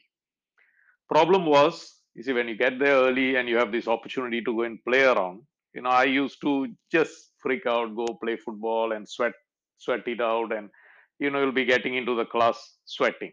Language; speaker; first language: English; non-native, local second language; Malayalam